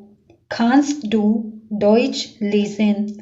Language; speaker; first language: German; non-native, learner; Urdu